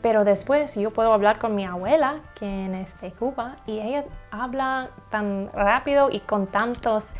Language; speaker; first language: Spanish; non-native, learner; English